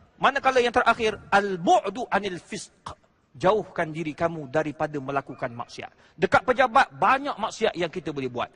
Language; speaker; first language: Malay; native; Malay